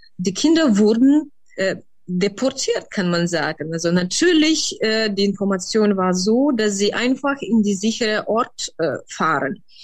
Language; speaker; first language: German; non-native, fluent; Ukrainian